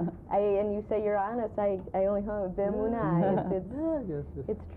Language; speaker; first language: English; native; English